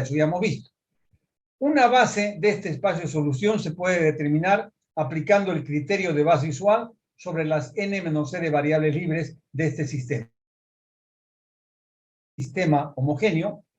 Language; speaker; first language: Spanish; native; Spanish